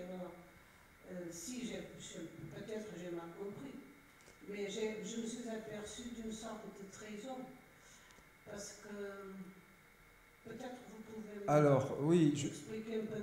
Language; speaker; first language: French; non-native, fluent; Portuguese